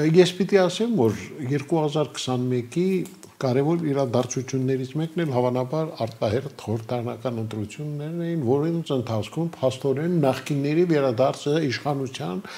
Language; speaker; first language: Armenian; native; Armenian